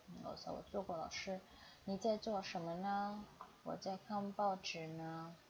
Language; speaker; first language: Chinese; non-native, fluent; Indonesian